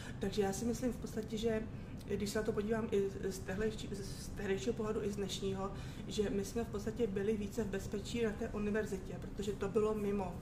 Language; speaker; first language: Czech; native; Czech